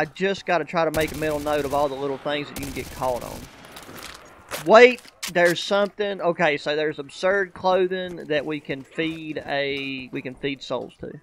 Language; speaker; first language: English; native; English